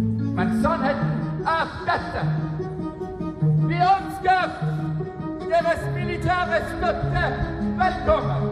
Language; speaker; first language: Norwegian; non-native, fluent; Persian